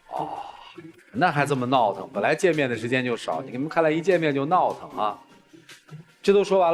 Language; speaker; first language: Chinese; native; Chinese